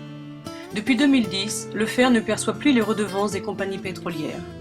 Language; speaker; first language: French; native; French